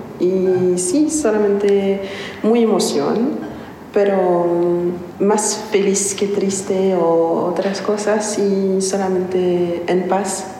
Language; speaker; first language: Spanish; non-native, learner; French